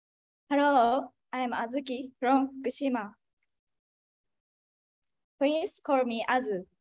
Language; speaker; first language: English; non-native, learner; Japanese